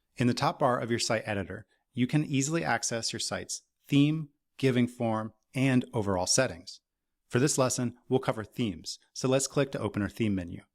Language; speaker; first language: English; native; English